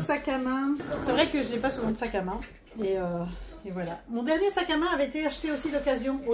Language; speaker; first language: French; native; French